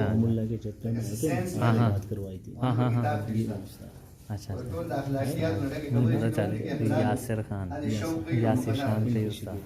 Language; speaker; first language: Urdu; non-native, local second language; Pashto